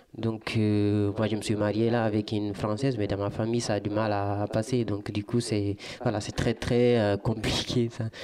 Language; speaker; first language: French; non-native, local second language; Fula